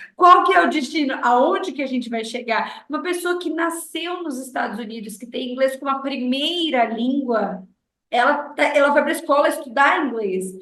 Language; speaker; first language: Portuguese; native; Portuguese